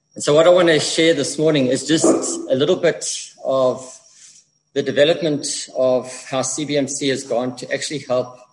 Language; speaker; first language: English; native; English